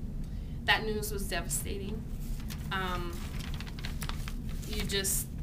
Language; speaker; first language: English; native; English